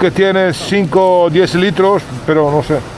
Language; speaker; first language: Spanish; non-native, learner; Italian